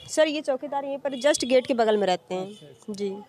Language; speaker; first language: Hindi; native; Hindi